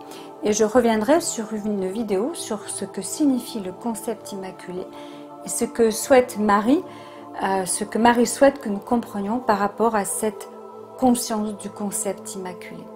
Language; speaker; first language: French; native; French